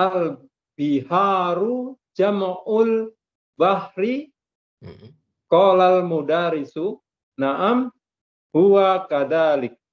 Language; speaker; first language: Arabic; non-native, learner; Indonesian